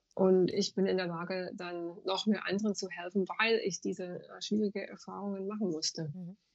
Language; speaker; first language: German; non-native, fluent; English